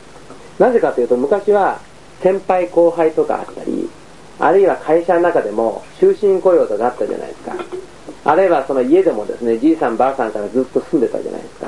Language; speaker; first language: Japanese; native; Japanese